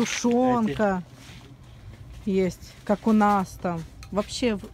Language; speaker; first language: Russian; non-native, fluent; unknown